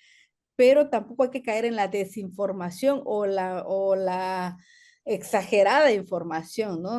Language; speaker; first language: Spanish; native; Spanish